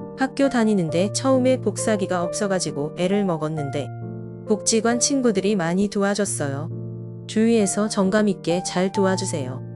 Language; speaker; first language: Korean; non-native, fluent; Vietnamese